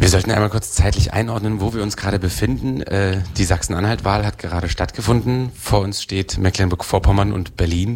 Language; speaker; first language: German; native; German